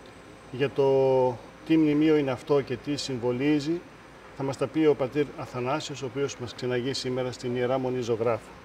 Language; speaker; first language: Greek; native; Greek